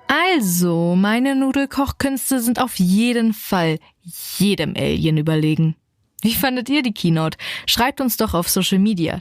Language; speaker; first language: German; native; German